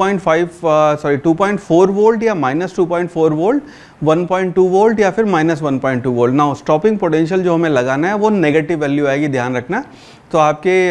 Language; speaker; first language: Hindi; native; Hindi